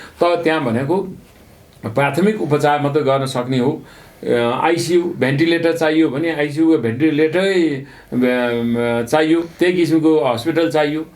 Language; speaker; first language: Nepali; native; Nepali